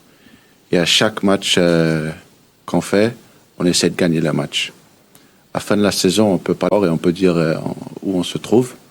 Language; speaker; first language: French; early bilingual, heritage; Danish